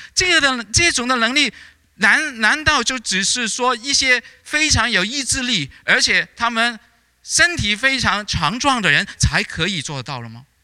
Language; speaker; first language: Chinese; native; Chinese